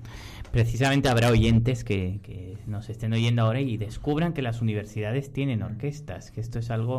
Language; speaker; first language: Spanish; native; Spanish